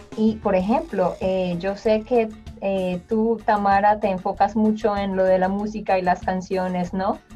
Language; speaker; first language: Spanish; native; Spanish